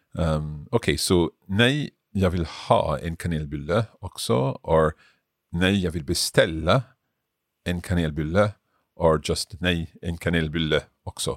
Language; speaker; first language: Swedish; non-native, learner; English